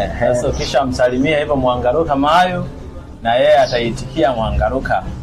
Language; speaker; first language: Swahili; non-native, local second language; Sukuma